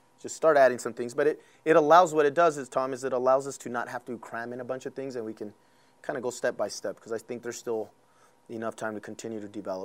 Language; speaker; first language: English; early bilingual, other home language; Spanish